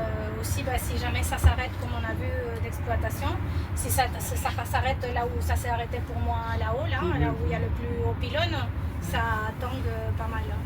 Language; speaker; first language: French; native; French